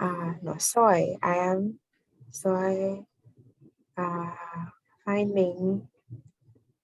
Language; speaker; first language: Spanish; non-native, learner; English